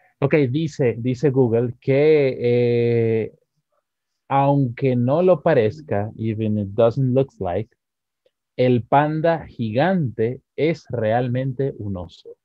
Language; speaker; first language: Spanish; native; Spanish